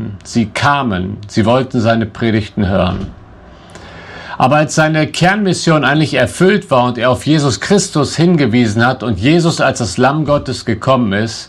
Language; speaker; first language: German; native; German